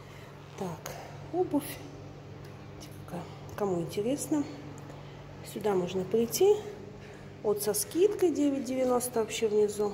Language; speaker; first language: Russian; native; Russian